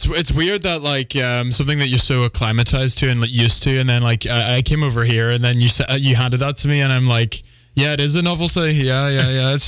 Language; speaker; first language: English; native; English